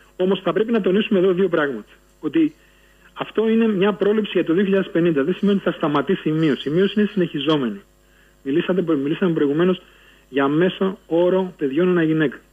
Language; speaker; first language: Greek; native; Greek